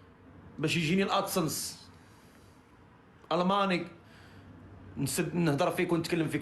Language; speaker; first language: Arabic; native; Arabic